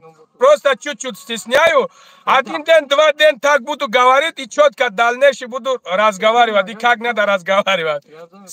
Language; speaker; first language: Russian; non-native, learner; Tajik